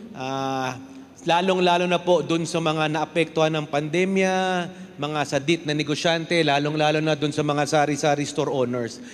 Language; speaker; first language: Filipino; non-native, local second language; Bikol